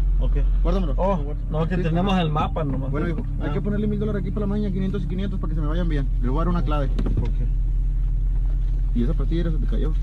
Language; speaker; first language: Spanish; native; Spanish